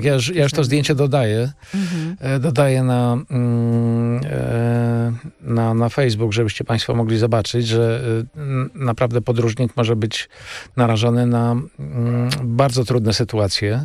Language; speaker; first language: Polish; native; Polish